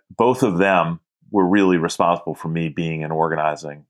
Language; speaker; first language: English; native; English